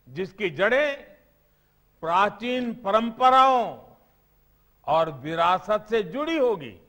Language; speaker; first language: Hindi; non-native, local second language; Gujarati